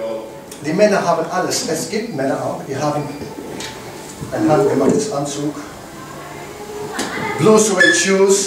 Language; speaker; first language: German; non-native, learner; English